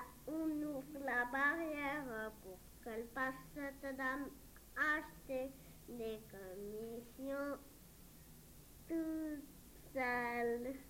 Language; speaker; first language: French; early bilingual, heritage; Spanish